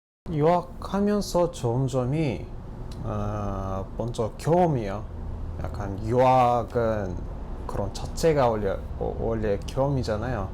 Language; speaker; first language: Korean; non-native, fluent; Uzbek